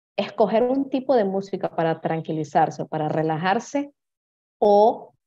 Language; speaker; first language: Spanish; native; Spanish